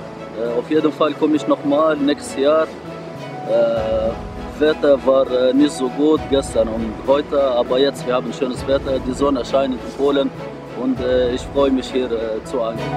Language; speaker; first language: German; non-native, fluent; Arabic